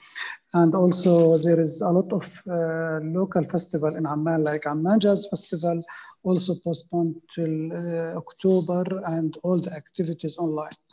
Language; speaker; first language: English; non-native, fluent; Arabic